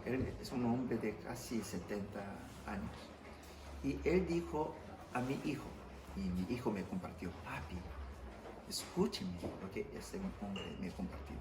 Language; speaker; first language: Spanish; non-native, fluent; English